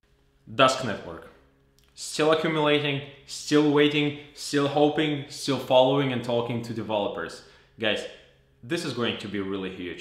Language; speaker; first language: English; non-native, fluent; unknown